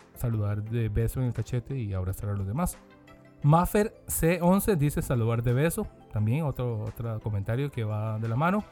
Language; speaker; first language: Spanish; non-native, fluent; Korean